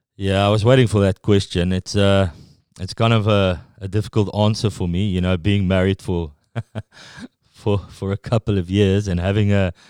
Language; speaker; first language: English; non-native, local second language; Afrikaans